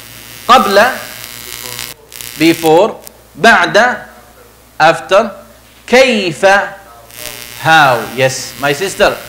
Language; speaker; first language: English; non-native, fluent; Arabic